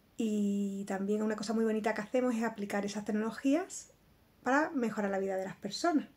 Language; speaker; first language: Spanish; native; Spanish